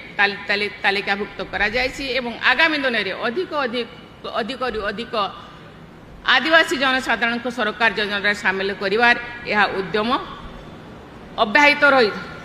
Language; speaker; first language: Odia; non-native, local second language; Santali